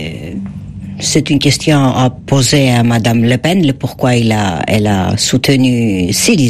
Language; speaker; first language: French; non-native, fluent; Greek